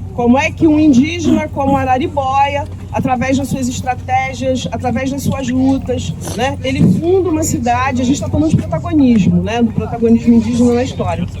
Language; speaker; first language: Portuguese; native; Portuguese